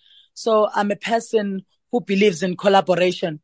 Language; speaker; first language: English; non-native, local second language; Xhosa